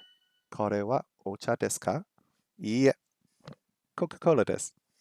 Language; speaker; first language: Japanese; non-native, learner; English